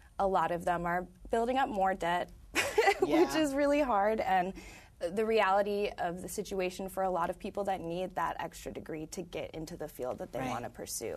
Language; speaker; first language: English; native; English